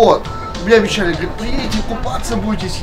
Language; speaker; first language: Russian; native; Russian